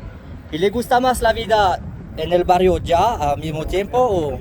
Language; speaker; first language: Spanish; non-native, learner; French